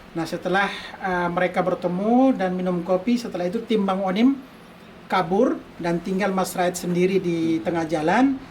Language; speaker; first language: Indonesian; native; Indonesian